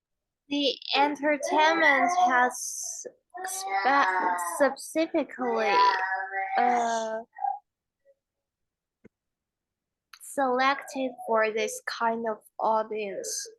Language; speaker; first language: English; non-native, learner; Chinese